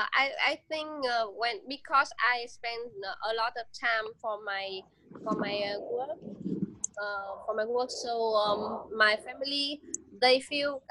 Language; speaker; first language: English; non-native, learner; Vietnamese